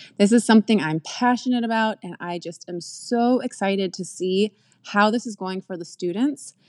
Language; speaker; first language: English; native; English